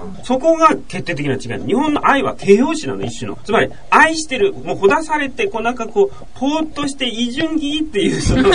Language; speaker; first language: Japanese; native; Japanese